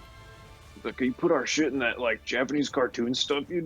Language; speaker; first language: English; native; English